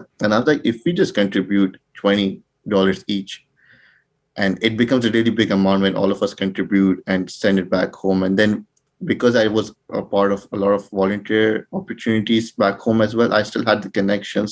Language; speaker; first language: English; non-native, local second language; Urdu